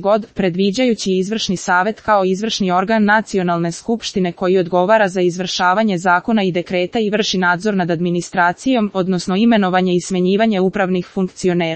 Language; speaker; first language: Serbian; native; Serbian